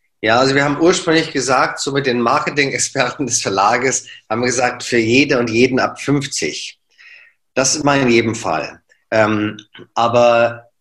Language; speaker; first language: German; native; German